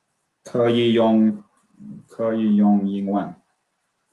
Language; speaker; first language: Chinese; non-native, learner; Swedish